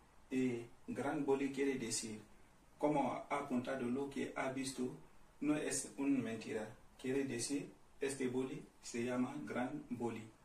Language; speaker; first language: Spanish; non-native, learner; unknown